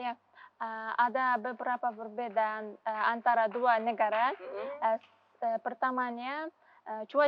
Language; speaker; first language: Indonesian; non-native, learner; Uzbek